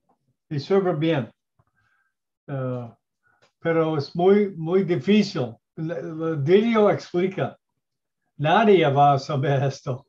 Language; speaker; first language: Spanish; non-native, learner; English